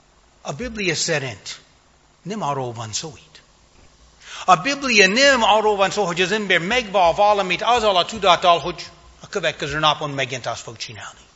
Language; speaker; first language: Hungarian; non-native, fluent; English